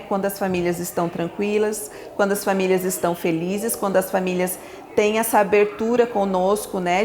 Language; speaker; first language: Portuguese; native; Portuguese